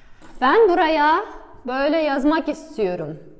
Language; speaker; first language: Turkish; non-native, fluent; Kazakh